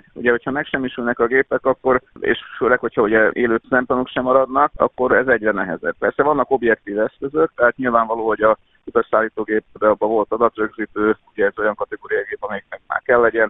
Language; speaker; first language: Hungarian; native; Hungarian